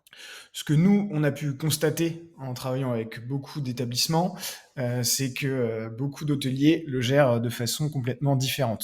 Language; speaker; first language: French; native; French